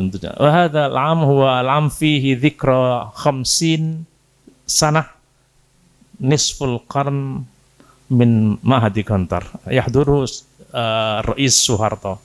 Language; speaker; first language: Arabic; non-native, fluent; Indonesian